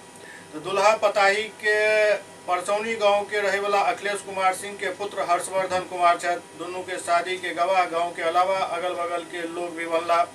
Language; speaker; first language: Hindi; non-native, local second language; Maithili